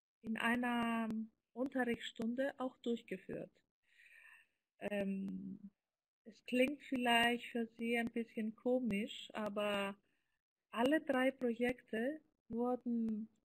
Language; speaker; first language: German; non-native, fluent; Greek